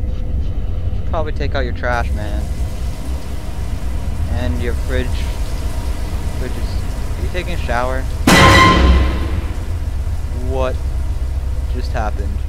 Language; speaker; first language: English; native; English